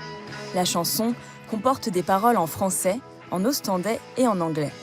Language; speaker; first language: French; native; French